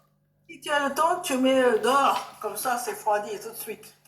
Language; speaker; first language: French; non-native, learner; Japanese